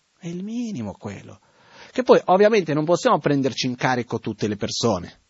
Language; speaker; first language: Italian; non-native, fluent; Portuguese